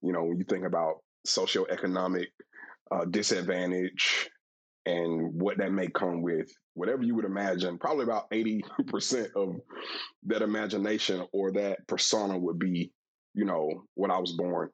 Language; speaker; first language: English; native; English